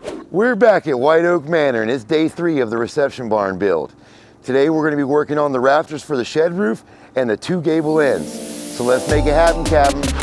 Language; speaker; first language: English; native; English